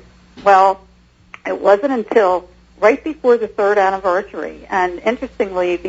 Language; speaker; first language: English; native; English